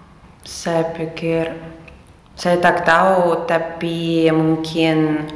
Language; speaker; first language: Indonesian; non-native, fluent; Russian